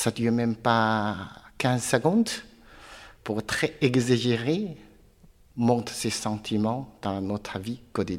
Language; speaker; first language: French; non-native, learner; Chinese